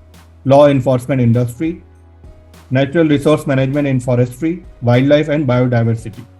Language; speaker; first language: English; non-native, local second language; Hindi